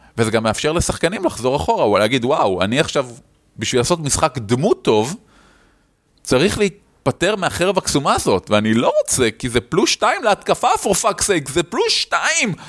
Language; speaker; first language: Hebrew; native; Hebrew